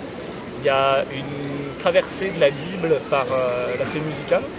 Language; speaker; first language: French; native; French